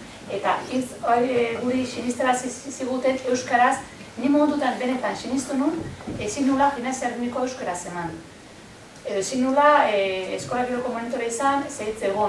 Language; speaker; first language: Basque; native; Basque